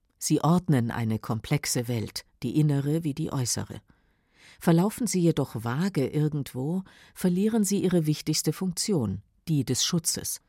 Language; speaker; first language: German; native; German